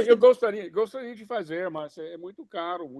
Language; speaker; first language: Portuguese; non-native, fluent; English